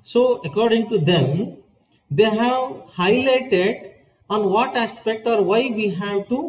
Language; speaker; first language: English; non-native, local second language; Kannada